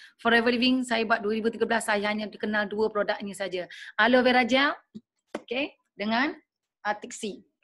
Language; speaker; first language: Malay; native; Malay